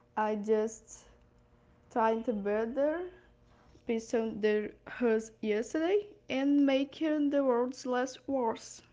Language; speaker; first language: English; non-native, learner; Portuguese